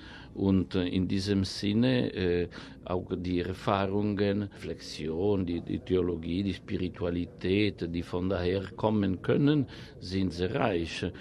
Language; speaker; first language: German; non-native, fluent; Italian